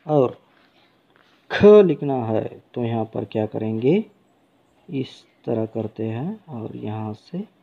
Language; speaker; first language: Hindi; non-native, local second language; Kannada